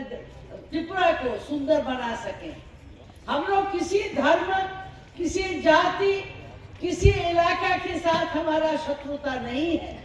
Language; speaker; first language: Hindi; non-native, local second language; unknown